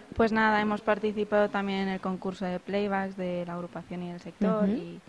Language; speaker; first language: Spanish; native; Spanish